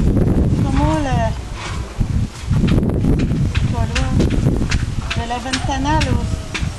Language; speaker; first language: Spanish; non-native, learner; French